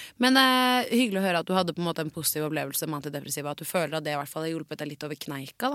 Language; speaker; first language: Norwegian; native; Norwegian